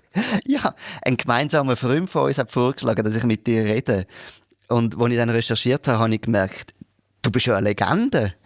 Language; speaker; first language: German; native; German